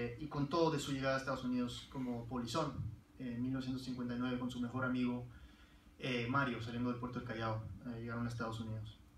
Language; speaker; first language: Spanish; early bilingual, heritage; Spanish